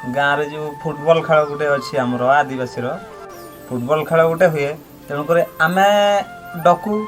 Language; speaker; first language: Odia; non-native, local second language; Santali